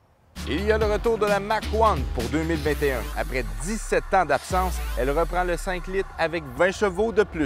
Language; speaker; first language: French; native; French